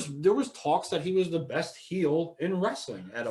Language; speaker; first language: English; native; English